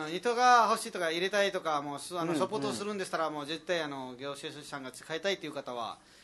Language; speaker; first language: Japanese; non-native, fluent; Nepali